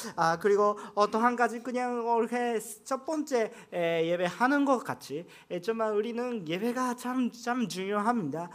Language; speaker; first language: Korean; non-native, fluent; Japanese